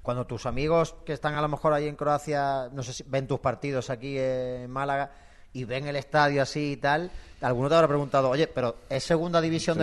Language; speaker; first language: Spanish; native; Spanish